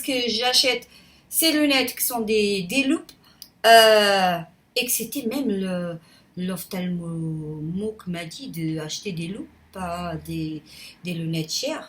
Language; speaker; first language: French; non-native, fluent; Portuguese